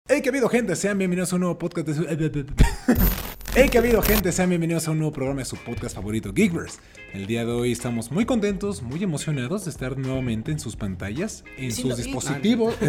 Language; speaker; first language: Spanish; native; Spanish